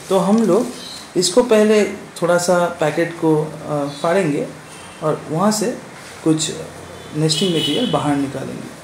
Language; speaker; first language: Hindi; non-native, local second language; Bangla